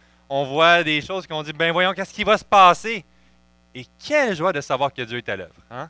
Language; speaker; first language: French; native; French